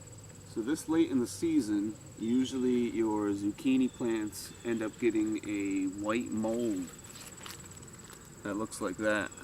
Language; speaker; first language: English; native; English